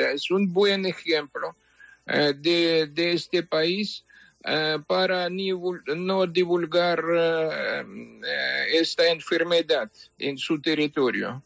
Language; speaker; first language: Spanish; non-native, fluent; Ukrainian